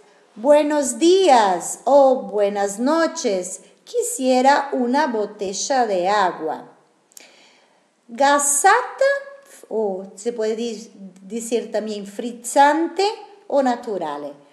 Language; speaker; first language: Spanish; non-native, fluent; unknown